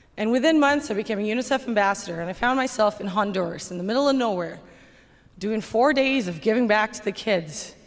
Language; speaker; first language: English; native; English